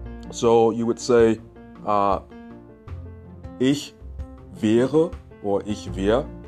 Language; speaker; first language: German; non-native, fluent; English